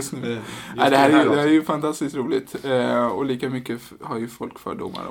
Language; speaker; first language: Swedish; native; Swedish